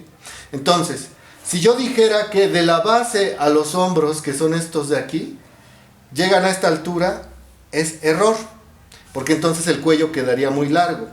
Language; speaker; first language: Spanish; native; Spanish